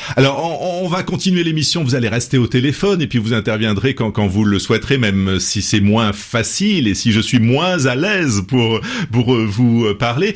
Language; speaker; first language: French; native; French